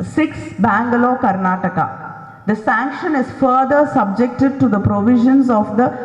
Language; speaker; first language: English; non-native, local second language; Tamil